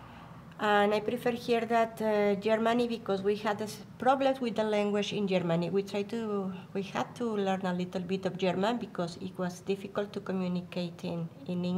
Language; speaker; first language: English; non-native, learner; Spanish